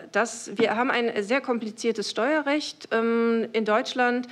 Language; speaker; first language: German; native; German